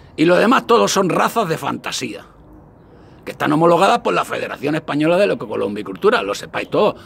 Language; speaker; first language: Spanish; native; Spanish